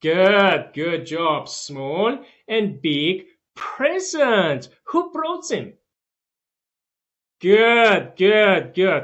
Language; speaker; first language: English; non-native, fluent; Tajik